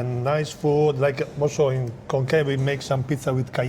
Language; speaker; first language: English; non-native, fluent; Italian